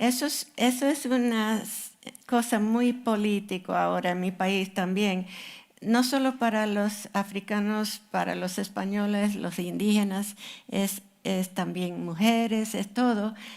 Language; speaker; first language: Spanish; non-native, fluent; English